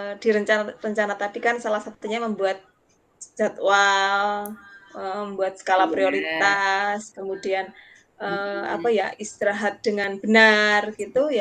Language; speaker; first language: Indonesian; non-native, local second language; Javanese